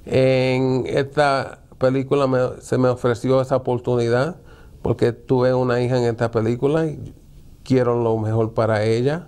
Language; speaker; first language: Spanish; early bilingual, heritage; Spanish